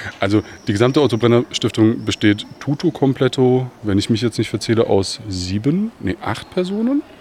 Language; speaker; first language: German; early bilingual, other home language; Bosnian